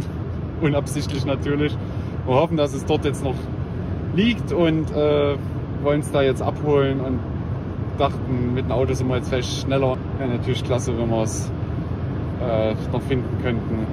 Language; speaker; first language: German; native; German